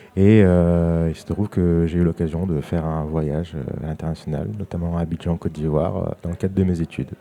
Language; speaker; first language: French; native; French